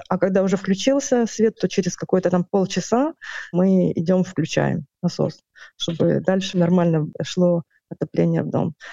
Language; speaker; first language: Russian; non-native, local second language; Ukrainian